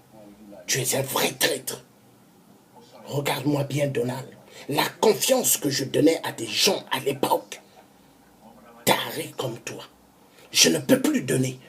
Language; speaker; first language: French; non-native, local second language; Kongo